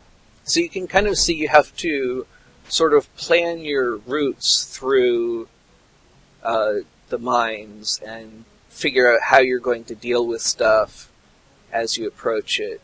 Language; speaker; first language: English; native; English